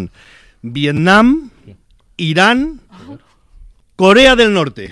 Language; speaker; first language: Spanish; native; Spanish